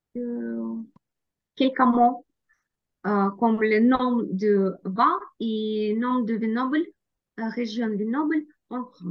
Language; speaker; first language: French; non-native, learner; Ukrainian